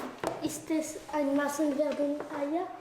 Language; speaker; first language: German; non-native, learner; French